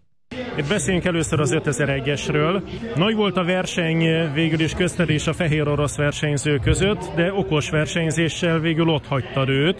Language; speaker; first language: Hungarian; native; Hungarian